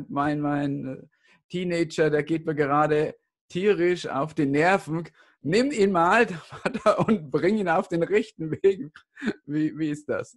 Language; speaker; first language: German; native; German